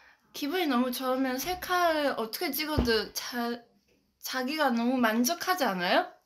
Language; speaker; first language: Korean; non-native, fluent; Chinese